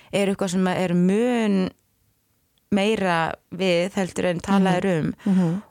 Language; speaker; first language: Icelandic; non-native, fluent; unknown